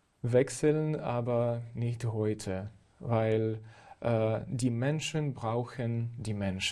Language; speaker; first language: German; non-native, fluent; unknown